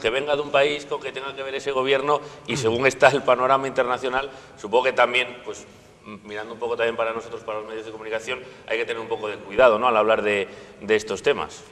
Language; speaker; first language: Spanish; native; Spanish